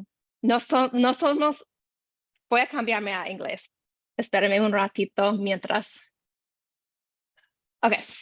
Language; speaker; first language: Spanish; non-native, learner; English